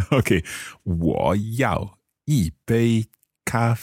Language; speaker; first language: Chinese; non-native, learner; English